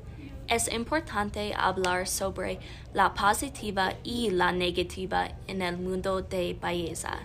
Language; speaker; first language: Spanish; non-native, learner; English